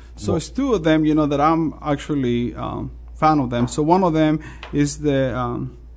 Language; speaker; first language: English; non-native, fluent; Spanish